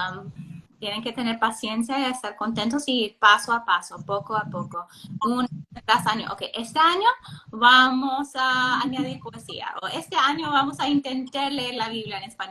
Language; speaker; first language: Spanish; non-native, fluent; English